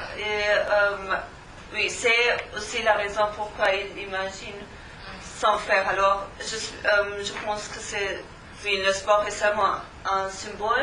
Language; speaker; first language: French; non-native, learner; German